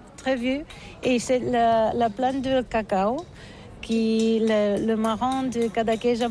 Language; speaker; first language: French; non-native, learner; Catalan